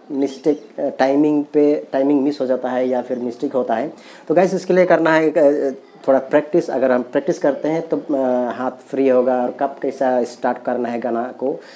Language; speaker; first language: Hindi; non-native, local second language; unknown